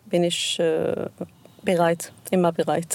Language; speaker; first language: German; non-native, learner; Arabic